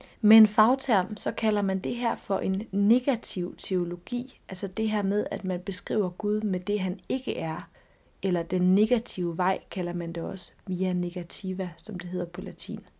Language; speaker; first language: Danish; native; Danish